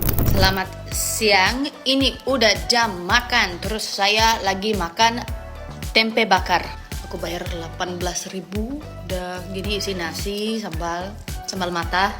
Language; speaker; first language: Indonesian; non-native, learner; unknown